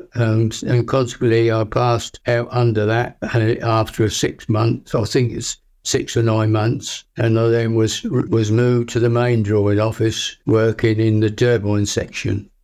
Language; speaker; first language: English; native; English